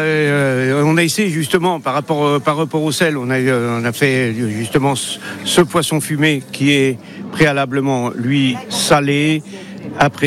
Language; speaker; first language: French; native; French